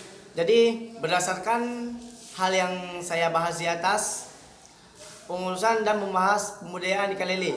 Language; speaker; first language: Indonesian; native; Indonesian